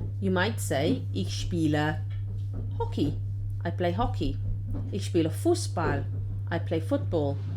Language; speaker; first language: German; non-native, learner; English